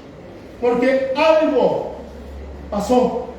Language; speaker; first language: Spanish; native; Spanish